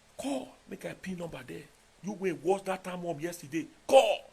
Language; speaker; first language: Nigerian Pidgin; native; Nigerian Pidgin